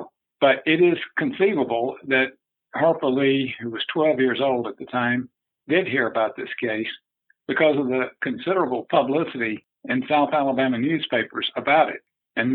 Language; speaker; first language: English; native; English